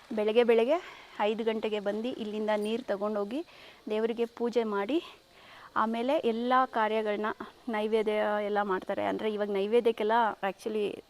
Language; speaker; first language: Kannada; native; Kannada